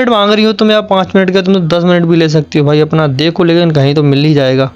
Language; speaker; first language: Hindi; native; Hindi